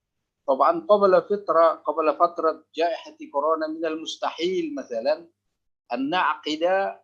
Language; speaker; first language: Arabic; non-native, local second language; Indonesian